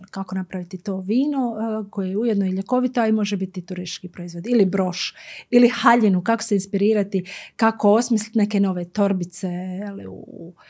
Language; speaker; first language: Croatian; native; Croatian